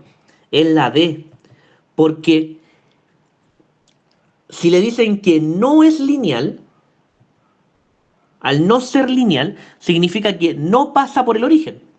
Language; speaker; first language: Spanish; native; Spanish